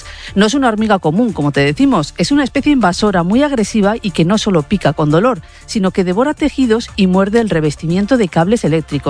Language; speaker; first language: Spanish; native; Spanish